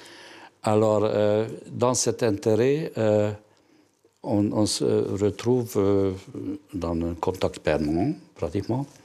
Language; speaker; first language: French; non-native, fluent; Hungarian